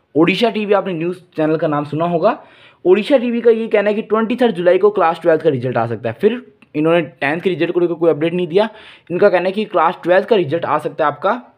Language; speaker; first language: Hindi; native; Hindi